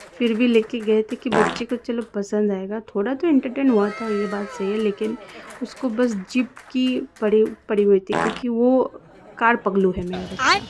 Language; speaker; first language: Hindi; non-native, local second language; Bangla